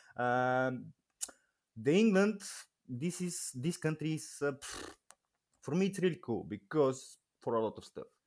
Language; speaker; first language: English; non-native, learner; Bulgarian